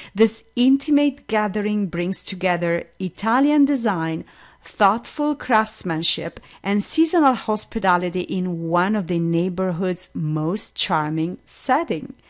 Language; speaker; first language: English; non-native, fluent; Italian